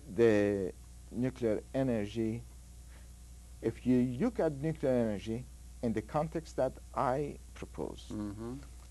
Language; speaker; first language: English; non-native, fluent; Persian